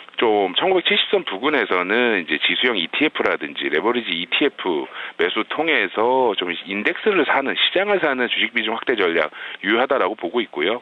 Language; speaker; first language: Korean; native; Korean